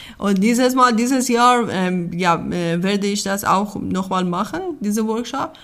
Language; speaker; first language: German; non-native, learner; Persian